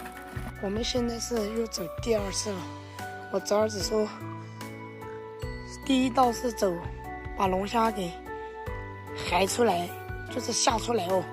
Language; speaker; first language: Chinese; native; Chinese